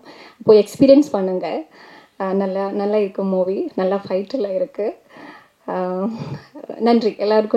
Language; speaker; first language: Tamil; non-native, learner; Malayalam